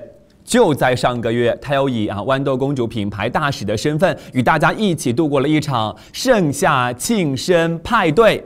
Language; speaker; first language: Chinese; native; Chinese